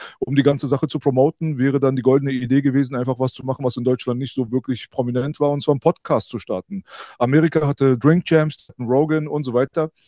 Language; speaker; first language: German; early bilingual, other home language; Persian